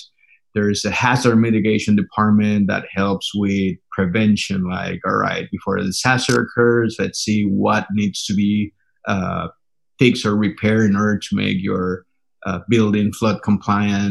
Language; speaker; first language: English; non-native, fluent; Spanish